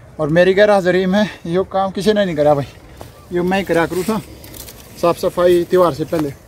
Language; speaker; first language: Hindi; native; Hindi